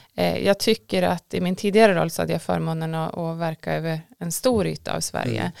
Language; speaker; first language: Swedish; native; Swedish